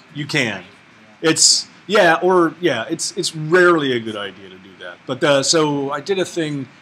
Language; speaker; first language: English; native; English